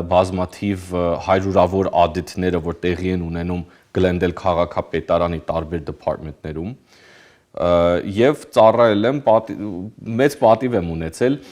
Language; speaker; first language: Armenian; early bilingual, heritage; Armenian